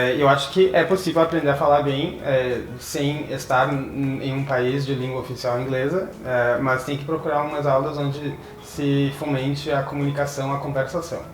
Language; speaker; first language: Portuguese; non-native, fluent; English